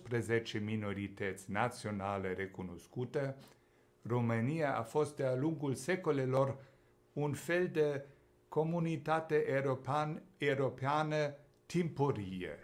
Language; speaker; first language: Romanian; non-native, fluent; German